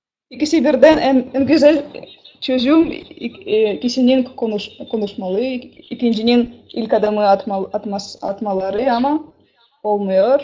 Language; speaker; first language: Turkish; non-native, learner; Russian